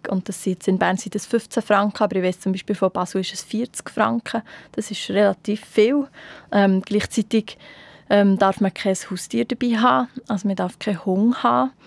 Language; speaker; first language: German; native; German